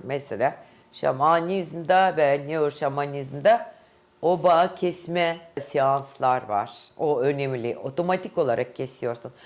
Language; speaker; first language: Turkish; non-native, fluent; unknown